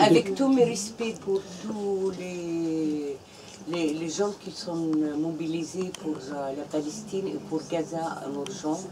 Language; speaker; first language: French; non-native, fluent; Arabic